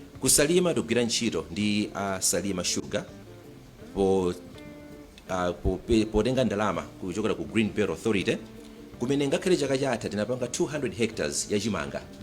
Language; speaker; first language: Nyanja; native; Nyanja